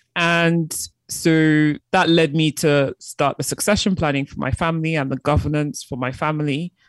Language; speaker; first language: English; early bilingual, other home language; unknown